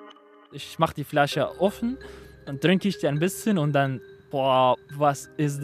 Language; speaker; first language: German; non-native, fluent; Arabic